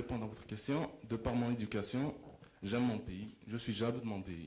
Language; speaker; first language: French; non-native, local second language; Arabic